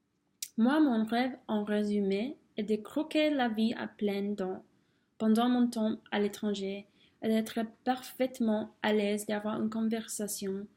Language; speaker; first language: French; non-native, fluent; English